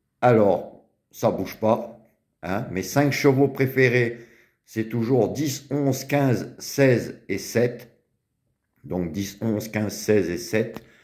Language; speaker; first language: French; native; French